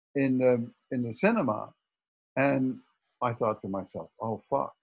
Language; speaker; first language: English; non-native, fluent; Dutch